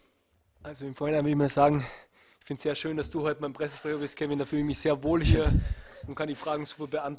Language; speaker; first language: German; native; German